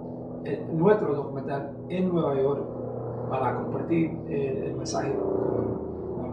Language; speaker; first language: Spanish; early bilingual, heritage; English